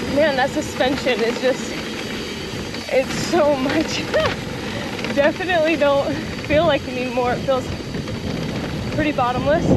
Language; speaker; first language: English; native; English